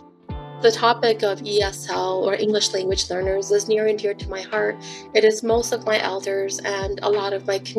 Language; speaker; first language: English; early bilingual, other home language; Hmong